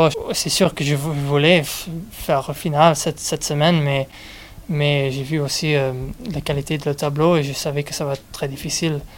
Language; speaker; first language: French; non-native, fluent; English